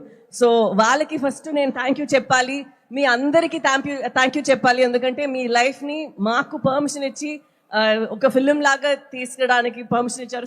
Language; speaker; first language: Telugu; non-native, local second language; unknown